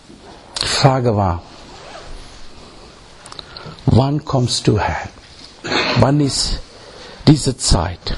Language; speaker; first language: German; non-native, learner; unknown